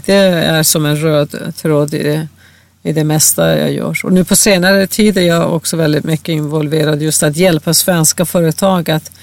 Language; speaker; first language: Swedish; non-native, fluent; Persian